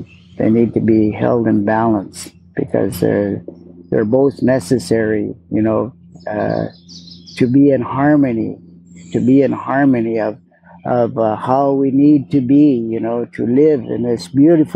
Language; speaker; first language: English; native; English